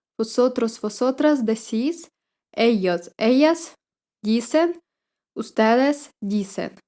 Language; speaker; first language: Spanish; non-native, fluent; Ukrainian